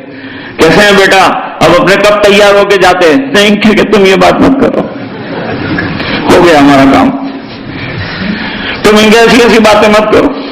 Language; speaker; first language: Urdu; native; Urdu